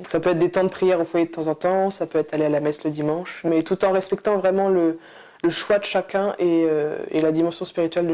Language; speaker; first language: French; native; French